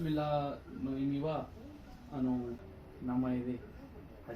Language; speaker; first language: Japanese; non-native, learner; Urdu